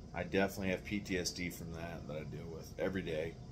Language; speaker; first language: English; native; English